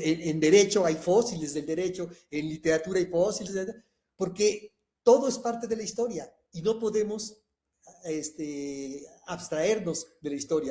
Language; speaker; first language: Spanish; native; Spanish